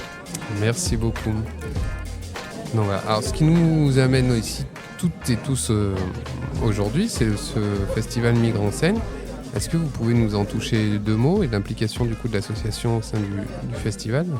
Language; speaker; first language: French; native; French